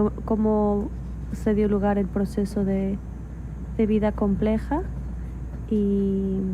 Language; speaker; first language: Spanish; native; Spanish